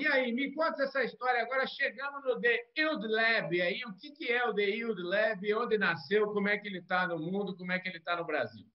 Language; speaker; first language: Portuguese; native; Portuguese